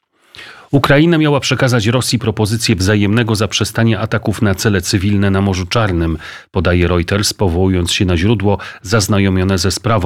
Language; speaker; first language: Polish; native; Polish